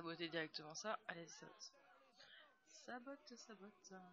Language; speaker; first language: French; native; French